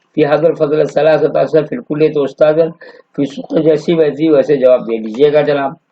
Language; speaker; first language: Urdu; native; Urdu